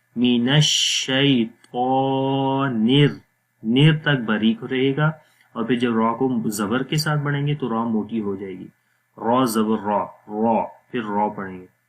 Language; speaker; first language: Urdu; non-native, local second language; Punjabi